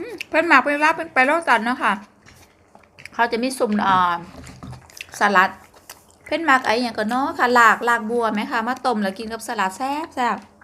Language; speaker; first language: Thai; non-native, local second language; Northeastern Thai